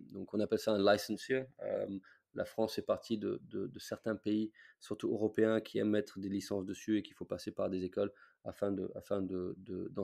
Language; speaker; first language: French; non-native, fluent; English